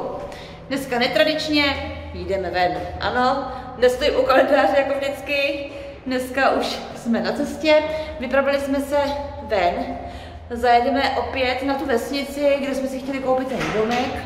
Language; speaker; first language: Czech; native; Czech